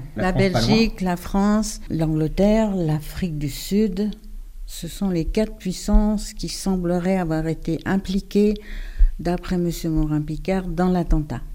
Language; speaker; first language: French; native; French